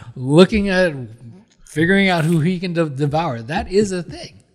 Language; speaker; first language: English; early bilingual, other home language; Filipino